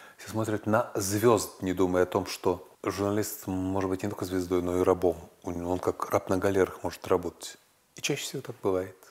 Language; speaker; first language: Russian; native; Russian